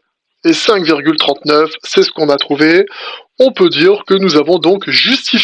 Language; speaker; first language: French; native; French